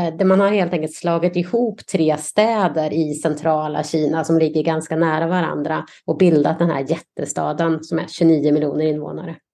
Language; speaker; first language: Swedish; native; Swedish